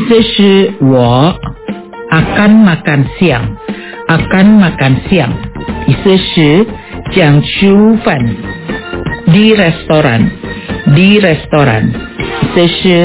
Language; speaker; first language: Chinese; non-native, fluent; Indonesian